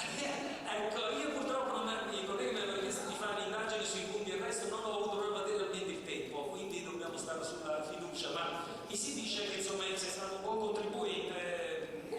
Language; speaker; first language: Italian; native; Italian